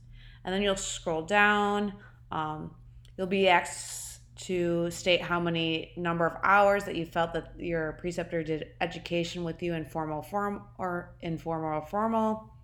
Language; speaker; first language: English; native; English